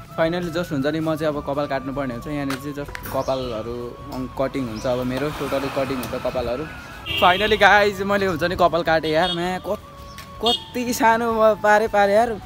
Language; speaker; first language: Nepali; native; Nepali